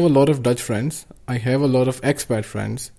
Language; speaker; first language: English; non-native, local second language; Urdu